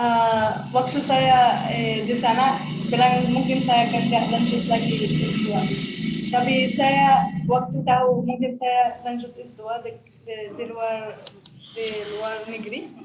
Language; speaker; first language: Indonesian; non-native, learner; Arabic